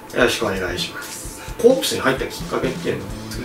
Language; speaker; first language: Japanese; native; Japanese